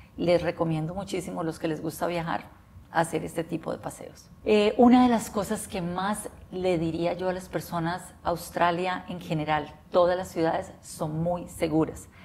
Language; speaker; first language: Spanish; native; Spanish